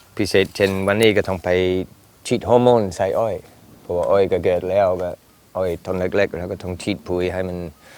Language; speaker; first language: Thai; non-native, fluent; English